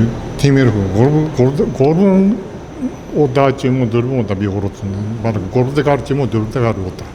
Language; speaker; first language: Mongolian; non-native, fluent; Japanese